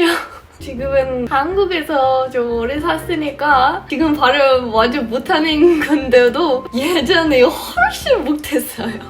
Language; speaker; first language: Korean; non-native, fluent; English